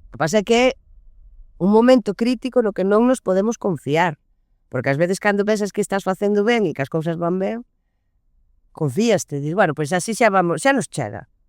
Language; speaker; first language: Galician; non-native, local second language; Spanish